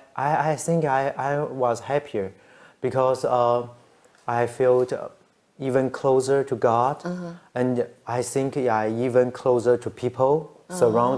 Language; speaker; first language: English; non-native, learner; Chinese